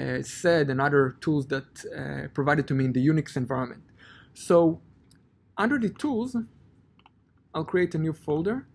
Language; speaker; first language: English; non-native, fluent; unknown